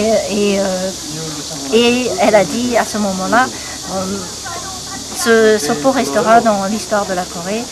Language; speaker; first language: French; non-native, fluent; Korean